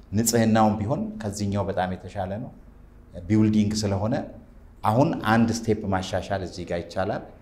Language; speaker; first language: Amharic; native; Amharic